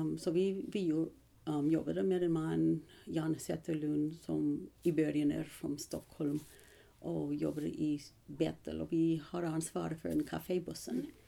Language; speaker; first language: Swedish; non-native, learner; English